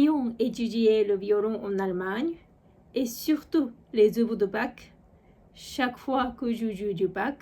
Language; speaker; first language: French; non-native, fluent; Japanese